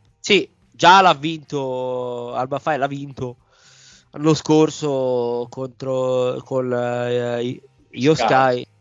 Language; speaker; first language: Italian; native; Italian